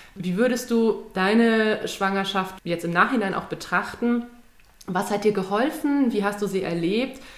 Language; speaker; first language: German; native; German